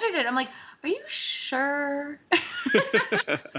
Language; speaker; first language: English; native; English